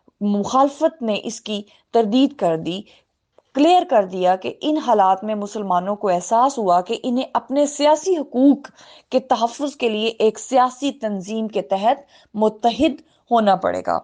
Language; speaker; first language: Urdu; native; Urdu